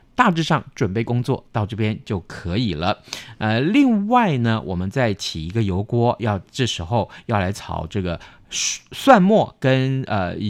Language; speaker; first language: Chinese; native; Chinese